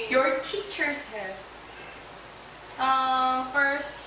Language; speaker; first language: English; non-native, learner; Korean